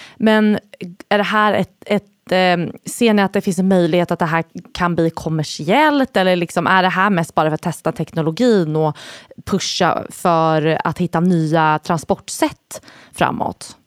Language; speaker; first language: Swedish; native; Swedish